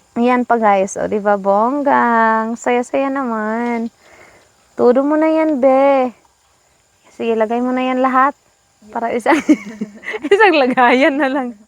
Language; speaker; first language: Filipino; non-native, local second language; Hiligaynon